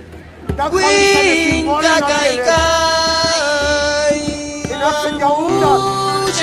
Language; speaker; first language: German; non-native, learner; Spanish